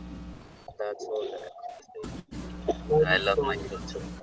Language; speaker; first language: English; non-native, learner; Spanish